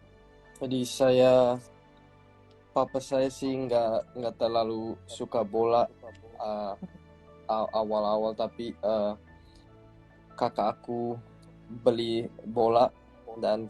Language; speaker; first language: Indonesian; early bilingual, heritage; English